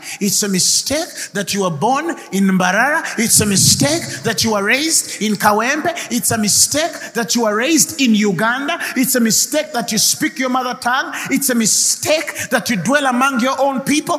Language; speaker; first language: English; non-native, local second language; Ganda